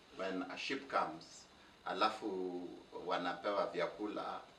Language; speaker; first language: English; non-native, local second language; Luo (Kenya and Tanzania)